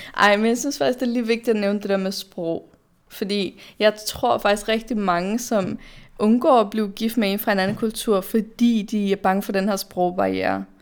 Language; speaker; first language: Danish; early bilingual, other home language; Arabic